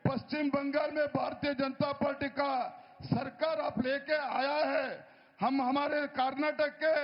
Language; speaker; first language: Hindi; non-native, local second language; Kannada